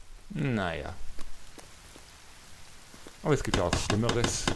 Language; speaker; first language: German; native; German